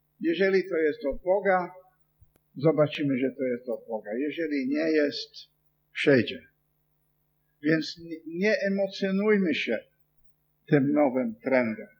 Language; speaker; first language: Polish; non-native, fluent; English